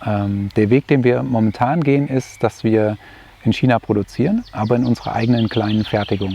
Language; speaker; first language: German; native; German